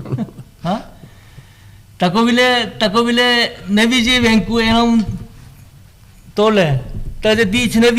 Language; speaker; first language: Czech; non-native, learner; Korean